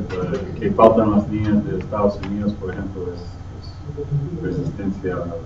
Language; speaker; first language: Spanish; non-native, learner; English